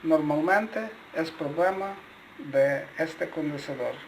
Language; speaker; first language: Spanish; non-native, learner; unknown